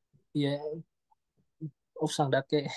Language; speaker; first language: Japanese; non-native, learner; Vietnamese